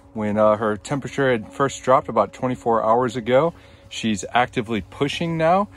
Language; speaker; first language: English; native; English